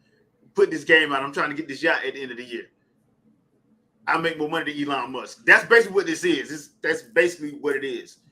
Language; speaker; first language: English; native; English